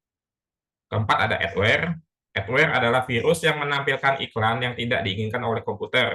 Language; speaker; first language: Indonesian; native; Indonesian